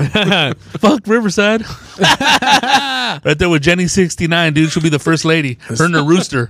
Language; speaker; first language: English; early bilingual, other home language; Spanish